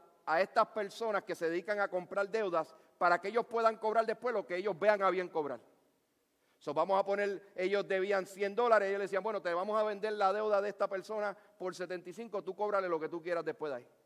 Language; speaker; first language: Spanish; native; Spanish